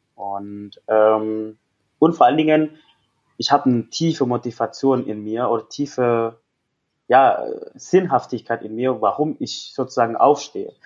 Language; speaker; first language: German; non-native, fluent; Indonesian